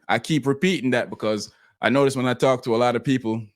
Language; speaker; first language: English; native; English